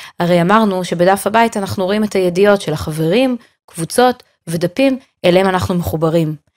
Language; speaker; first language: Hebrew; native; Hebrew